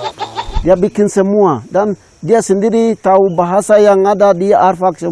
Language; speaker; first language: Indonesian; non-native, local second language; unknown